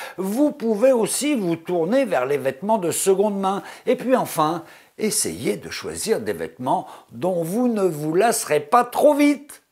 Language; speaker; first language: French; native; French